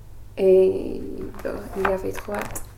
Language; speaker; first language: French; non-native, learner; English